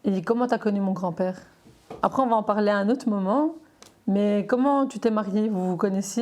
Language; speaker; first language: French; native; French